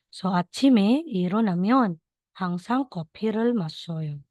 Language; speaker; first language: Korean; non-native, learner; Filipino